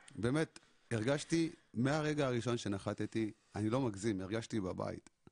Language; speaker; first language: Hebrew; early bilingual, other home language; Amharic